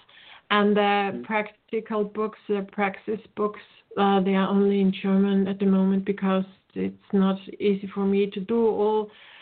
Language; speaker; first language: English; non-native, fluent; German